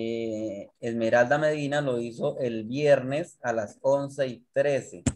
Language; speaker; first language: Spanish; native; Spanish